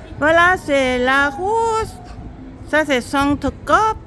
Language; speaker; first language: French; non-native, learner; Thai